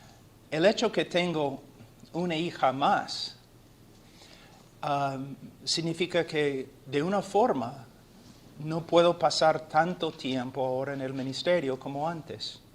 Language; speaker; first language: Spanish; non-native, fluent; English